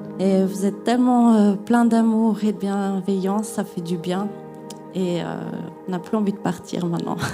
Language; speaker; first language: French; native; French